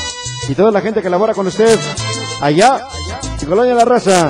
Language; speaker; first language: Spanish; native; Spanish